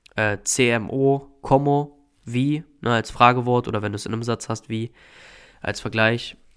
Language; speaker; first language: German; native; German